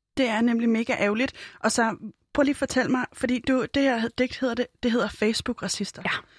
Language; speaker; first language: Danish; native; Danish